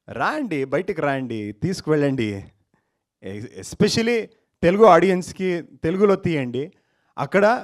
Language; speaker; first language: Telugu; non-native, learner; Kannada